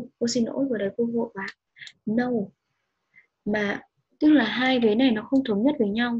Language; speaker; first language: Vietnamese; native; Vietnamese